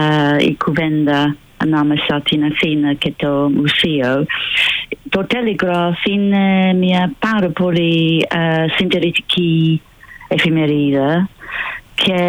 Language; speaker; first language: Greek; non-native, fluent; English